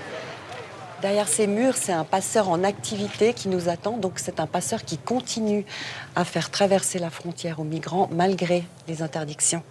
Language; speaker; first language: French; native; French